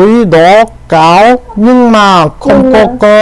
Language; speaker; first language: Vietnamese; non-native, learner; Korean